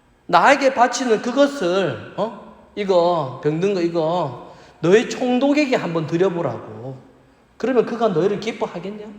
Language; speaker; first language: Korean; native; Korean